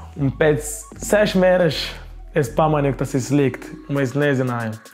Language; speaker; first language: Latvian; non-native, learner; Portuguese